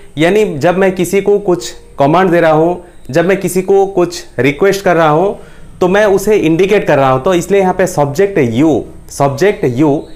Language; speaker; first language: Hindi; non-native, local second language; Bangla